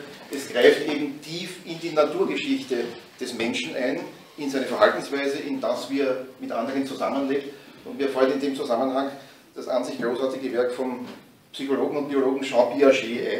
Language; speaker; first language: German; native; German